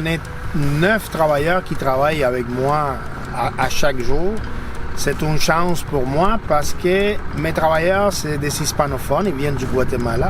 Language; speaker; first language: French; native; French